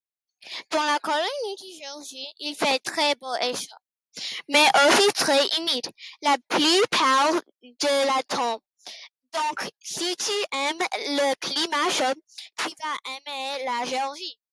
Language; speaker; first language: French; non-native, learner; English